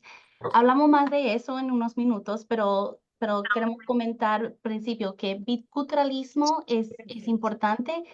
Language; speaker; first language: Spanish; early bilingual, heritage; Spanish